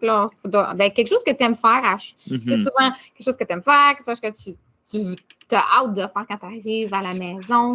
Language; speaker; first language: French; native; French